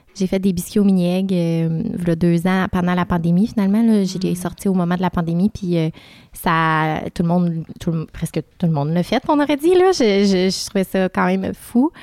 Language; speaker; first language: French; native; French